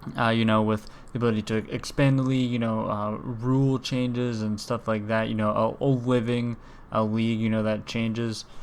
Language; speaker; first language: English; native; English